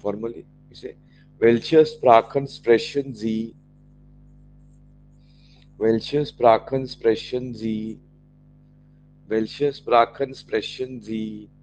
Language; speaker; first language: German; non-native, learner; Marathi